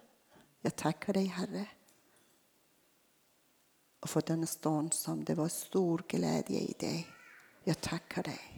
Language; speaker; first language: Swedish; non-native, fluent; Persian